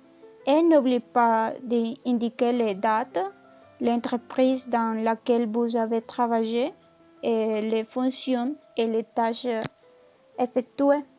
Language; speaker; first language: French; non-native, learner; Spanish